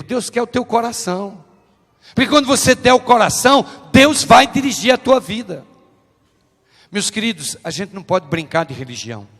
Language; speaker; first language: Portuguese; native; Portuguese